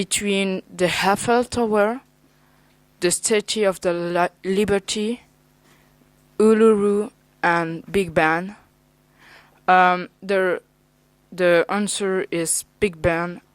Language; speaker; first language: English; non-native, learner; French